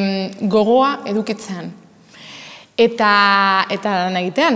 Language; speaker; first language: Basque; non-native, fluent; Spanish